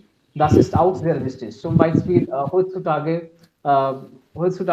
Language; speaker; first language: German; non-native, fluent; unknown